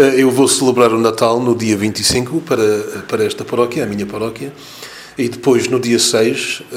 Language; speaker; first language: Portuguese; non-native, fluent; English